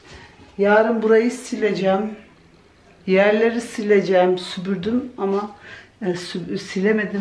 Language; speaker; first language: Turkish; early bilingual, other home language; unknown